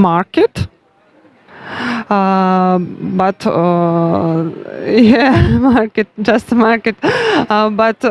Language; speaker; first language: English; non-native, learner; Russian